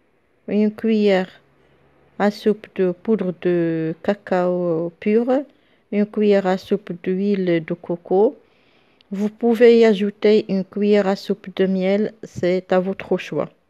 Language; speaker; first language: French; non-native, local second language; Arabic